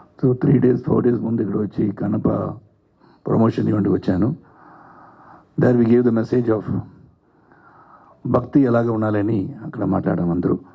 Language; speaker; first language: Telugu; non-native, learner; Tamil